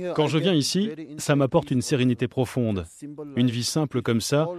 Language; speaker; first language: French; non-native, fluent; Chinese